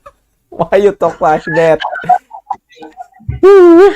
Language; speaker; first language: English; non-native, learner; Indonesian